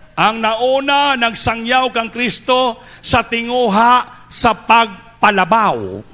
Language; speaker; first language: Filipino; non-native, local second language; Cebuano